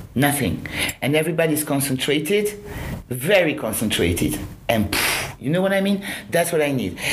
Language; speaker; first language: English; non-native, fluent; French